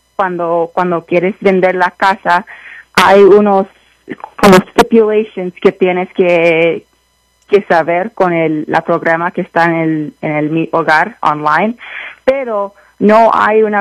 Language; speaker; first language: Spanish; early bilingual, heritage; Spanish